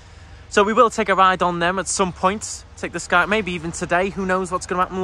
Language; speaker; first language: English; native; English